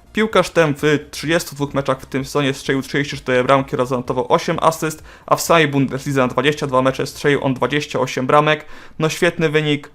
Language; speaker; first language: Polish; native; Polish